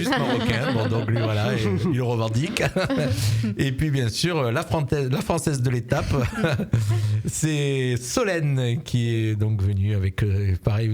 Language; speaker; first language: French; native; French